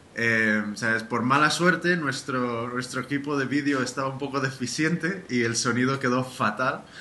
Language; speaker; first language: Spanish; early bilingual, heritage; Spanish